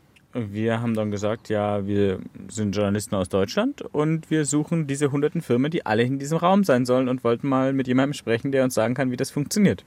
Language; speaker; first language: German; native; German